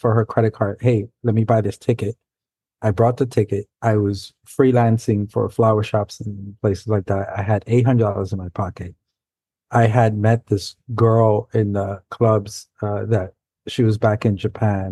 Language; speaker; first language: English; early bilingual, other home language; Spanish